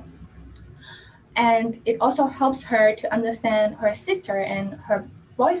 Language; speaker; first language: English; non-native, local second language; Cantonese